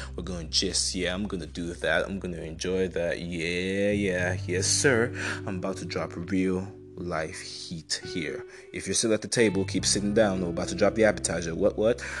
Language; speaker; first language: English; non-native, local second language; Igbo